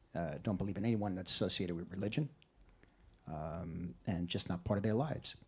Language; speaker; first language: English; native; English